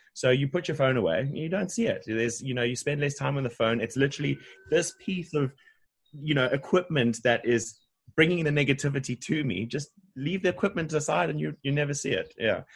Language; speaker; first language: English; native; English